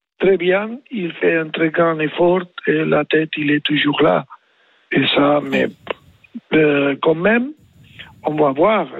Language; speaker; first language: French; non-native, learner; Spanish